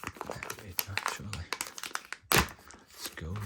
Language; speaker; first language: English; native; English